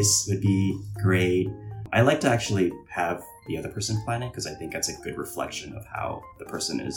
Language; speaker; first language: English; non-native, local second language; Cantonese